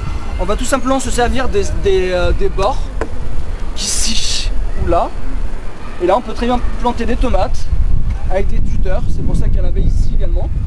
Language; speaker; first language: French; native; French